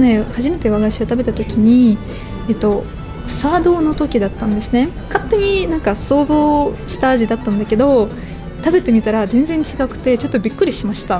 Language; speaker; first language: Japanese; non-native, fluent; Russian